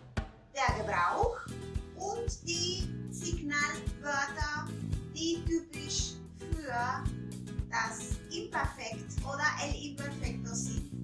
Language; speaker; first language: German; non-native, fluent; Spanish